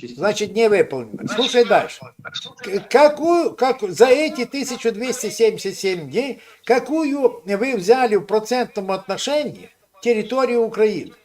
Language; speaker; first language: Russian; non-native, local second language; Ukrainian